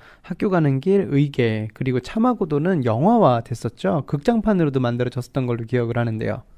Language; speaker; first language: Korean; native; Korean